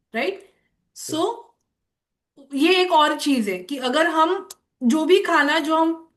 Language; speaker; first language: Hindi; non-native, local second language; Marathi